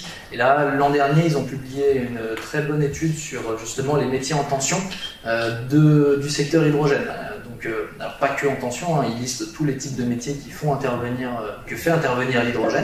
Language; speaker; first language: French; native; French